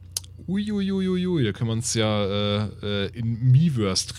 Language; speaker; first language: German; native; German